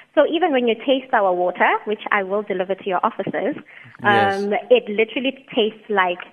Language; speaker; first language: English; non-native, local second language; Tswana